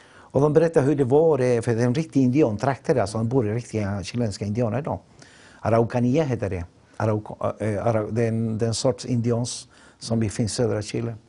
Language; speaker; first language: Swedish; non-native, fluent; Spanish